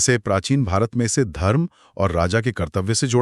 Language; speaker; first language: Hindi; native; Hindi